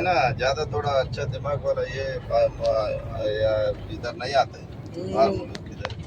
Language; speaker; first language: Hindi; non-native, local second language; Telugu